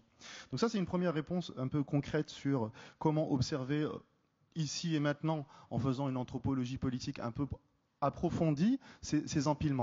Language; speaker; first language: French; native; French